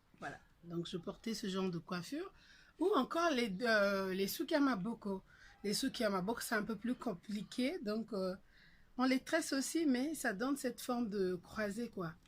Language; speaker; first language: French; non-native, local second language; Lingala